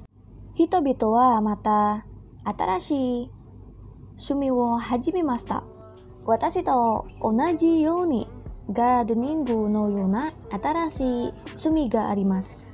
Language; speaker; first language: Japanese; non-native, learner; Indonesian